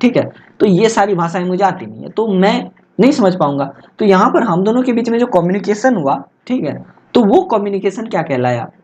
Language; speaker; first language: Hindi; native; Hindi